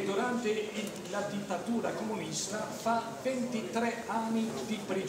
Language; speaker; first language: Italian; non-native, fluent; Albanian